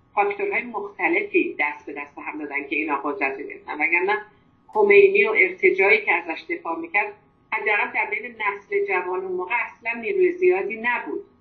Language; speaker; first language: Persian; non-native, local second language; Azerbaijani